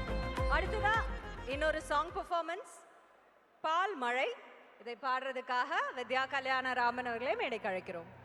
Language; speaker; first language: Tamil; native; Tamil